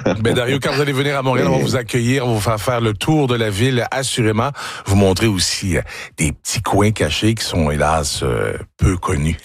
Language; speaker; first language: French; native; French